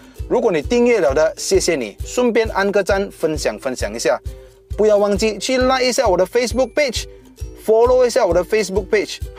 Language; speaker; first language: Chinese; native; Chinese